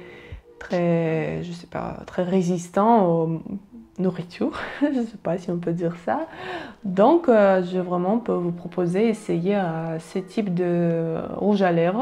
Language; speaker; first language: French; non-native, learner; Russian